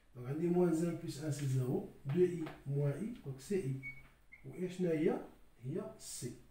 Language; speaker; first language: French; non-native, local second language; Arabic